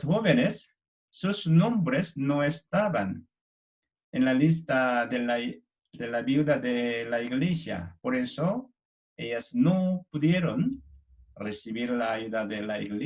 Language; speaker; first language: Spanish; non-native, fluent; Korean